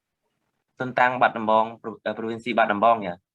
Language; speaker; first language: Indonesian; non-native, learner; Khmer